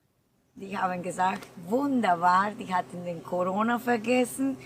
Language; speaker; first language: German; non-native, fluent; Spanish